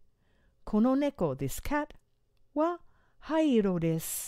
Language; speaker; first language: Japanese; non-native, fluent; English